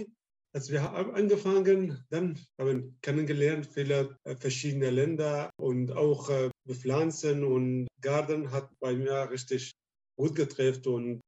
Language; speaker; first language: German; non-native, learner; Arabic